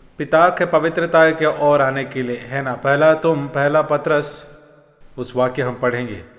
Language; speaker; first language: Hindi; non-native, local second language; Malayalam